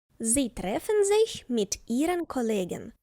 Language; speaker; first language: German; non-native, fluent; Ukrainian